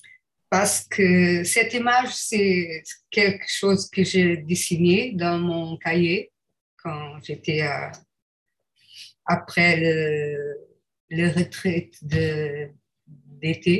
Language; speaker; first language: French; non-native, fluent; Portuguese